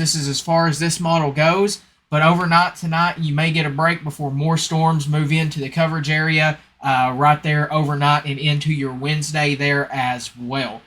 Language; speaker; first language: English; native; English